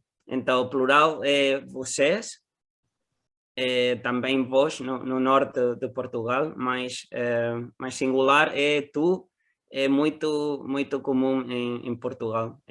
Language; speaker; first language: Portuguese; non-native, learner; Spanish